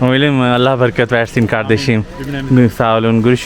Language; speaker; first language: Turkish; non-native, learner; Urdu